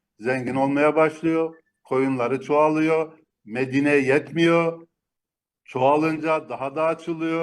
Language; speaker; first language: Turkish; native; Turkish